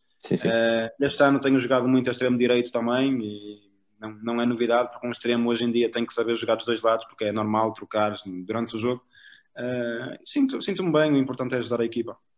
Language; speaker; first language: Portuguese; native; Portuguese